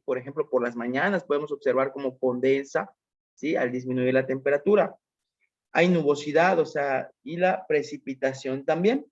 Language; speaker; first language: Spanish; native; Spanish